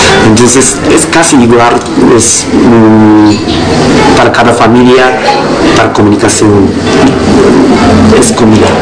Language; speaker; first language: Spanish; non-native, learner; Japanese